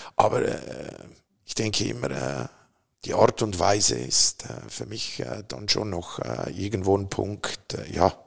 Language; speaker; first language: German; native; German